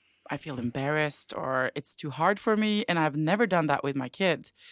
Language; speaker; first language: English; non-native, fluent; Norwegian